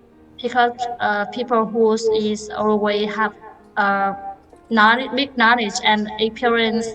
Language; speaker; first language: English; non-native, learner; Vietnamese